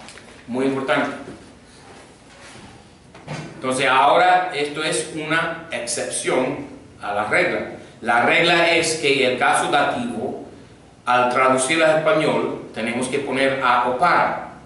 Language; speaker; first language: Spanish; non-native, fluent; English